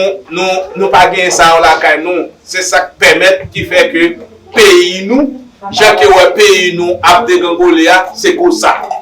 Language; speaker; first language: French; non-native, learner; Haitian Creole